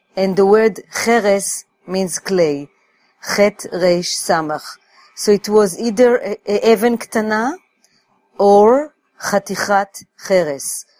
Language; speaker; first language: English; non-native, fluent; Hebrew